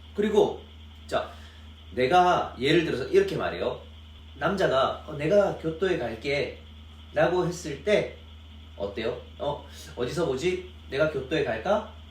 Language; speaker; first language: Korean; native; Korean